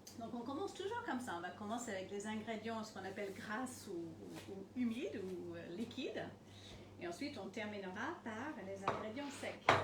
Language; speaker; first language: French; non-native, fluent; English